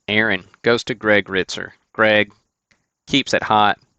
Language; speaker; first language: English; native; English